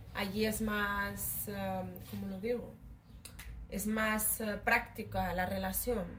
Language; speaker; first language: Spanish; early bilingual, other home language; Arabic